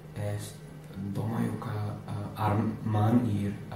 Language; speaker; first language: Latvian; non-native, learner; English